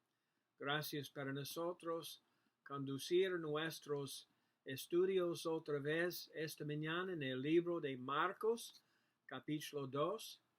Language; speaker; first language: Spanish; non-native, learner; English